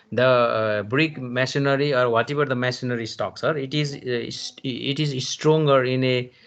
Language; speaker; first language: English; non-native, local second language; Nepali